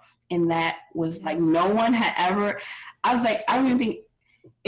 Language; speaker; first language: English; native; English